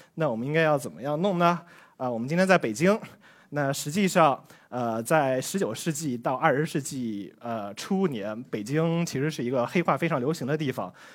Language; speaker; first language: Chinese; native; Chinese